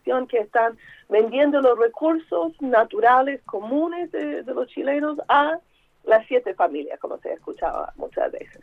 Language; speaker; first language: Spanish; non-native, fluent; English